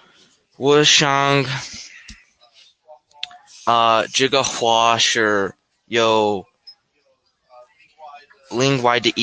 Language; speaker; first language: Chinese; non-native, learner; English